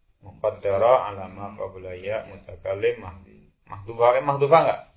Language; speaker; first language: Arabic; non-native, fluent; Indonesian